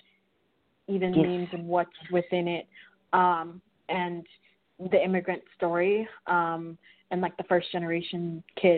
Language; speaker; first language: English; native; English